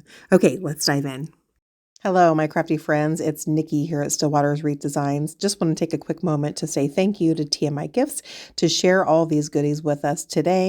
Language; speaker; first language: English; native; English